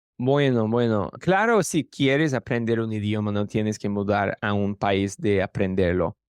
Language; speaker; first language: Spanish; non-native, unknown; English